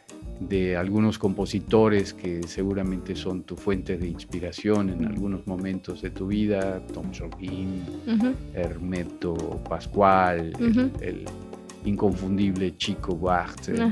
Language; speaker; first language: Spanish; native; Spanish